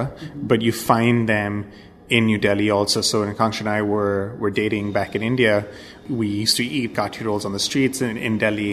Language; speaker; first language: English; non-native, local second language; Bangla